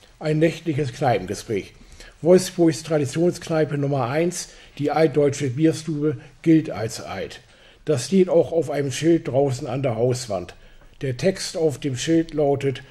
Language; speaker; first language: German; native; German